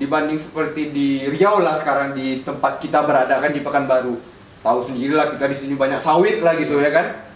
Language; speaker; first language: Indonesian; native; Indonesian